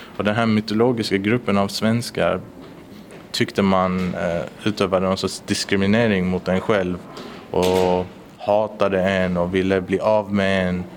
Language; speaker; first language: Swedish; early bilingual, other home language; Persian